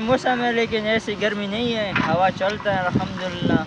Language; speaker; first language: Hindi; non-native, local second language; Pashto